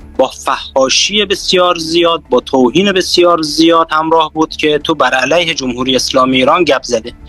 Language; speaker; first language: Persian; native; Persian